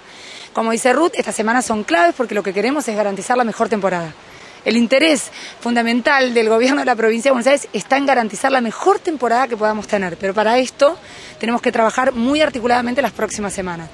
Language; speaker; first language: Spanish; native; Spanish